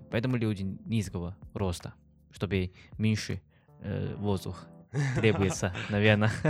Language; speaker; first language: Russian; non-native, learner; Chinese